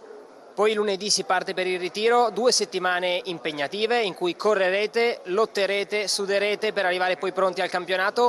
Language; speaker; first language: Italian; native; Italian